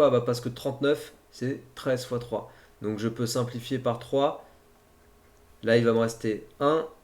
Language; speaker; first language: French; native; French